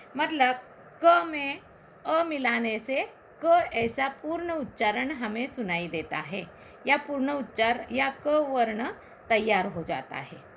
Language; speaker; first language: Hindi; non-native, local second language; Marathi